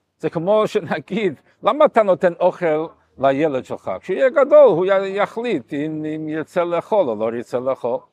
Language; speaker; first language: Hebrew; non-native, fluent; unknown